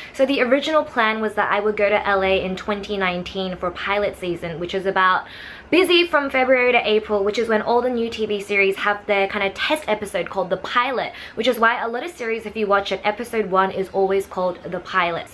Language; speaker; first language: English; early bilingual, other home language; Chinese